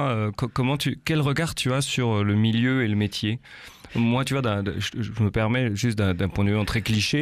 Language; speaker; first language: French; native; French